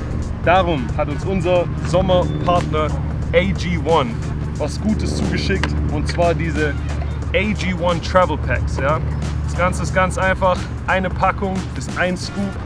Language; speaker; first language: German; native; German